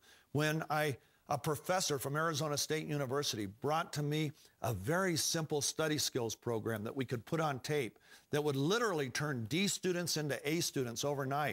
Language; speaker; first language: English; native; English